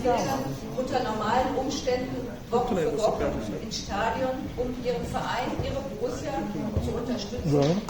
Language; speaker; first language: German; native; German